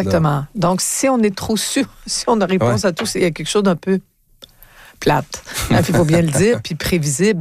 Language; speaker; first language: French; native; French